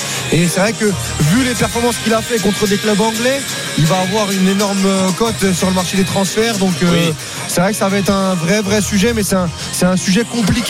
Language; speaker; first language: French; native; French